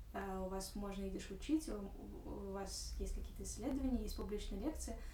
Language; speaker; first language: Russian; native; Russian